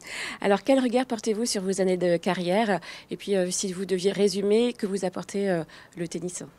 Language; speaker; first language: French; native; French